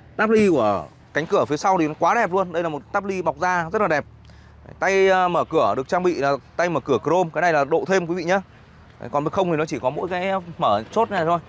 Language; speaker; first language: Vietnamese; native; Vietnamese